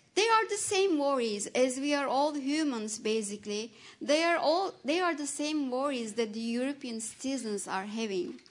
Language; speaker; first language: English; non-native, fluent; Turkish